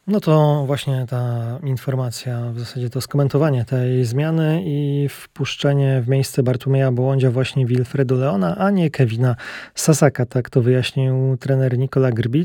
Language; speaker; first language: Polish; native; Polish